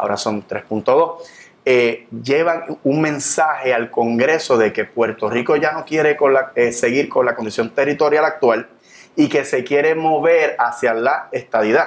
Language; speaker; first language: Spanish; native; Spanish